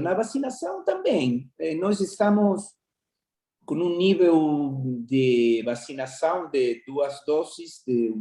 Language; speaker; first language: Portuguese; non-native, fluent; Spanish